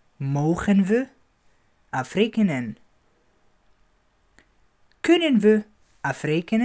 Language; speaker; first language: Dutch; non-native, fluent; Arabic